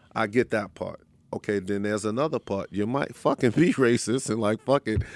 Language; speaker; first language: English; native; English